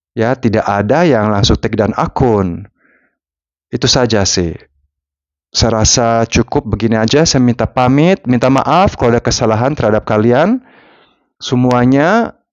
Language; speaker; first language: Indonesian; non-native, fluent; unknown